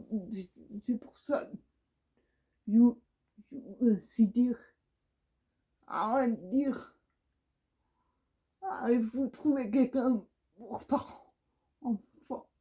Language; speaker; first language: French; non-native, learner; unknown